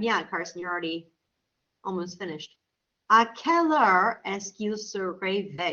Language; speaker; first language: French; non-native, fluent; English